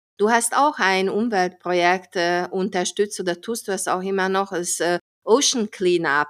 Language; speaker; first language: German; non-native, fluent; Hungarian